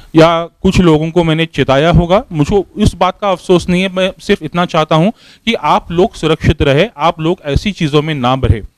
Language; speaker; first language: Hindi; non-native, local second language; Marathi